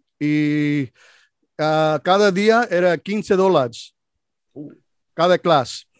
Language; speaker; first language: Spanish; non-native, learner; English